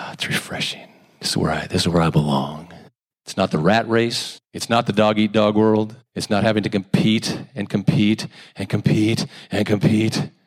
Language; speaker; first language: English; native; English